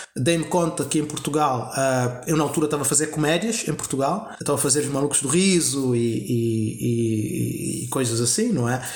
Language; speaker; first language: Portuguese; native; Portuguese